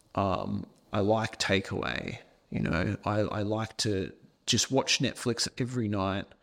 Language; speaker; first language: English; native; English